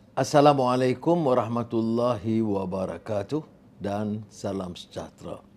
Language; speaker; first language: Malay; native; Malay